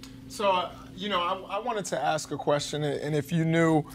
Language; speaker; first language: English; native; English